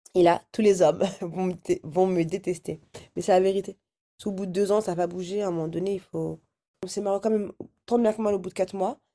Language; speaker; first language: French; early bilingual, other home language; Arabic